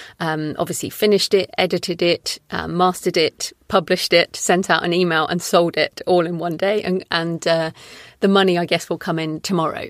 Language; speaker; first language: English; native; English